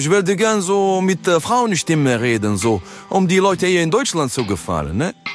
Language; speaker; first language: German; non-native, fluent; French